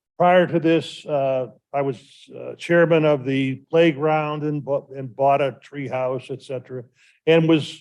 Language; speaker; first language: English; native; English